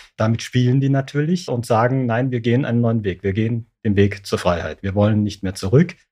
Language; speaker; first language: German; early bilingual, other home language; Persian